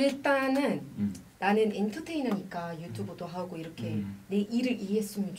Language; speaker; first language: Korean; non-native, fluent; Arabic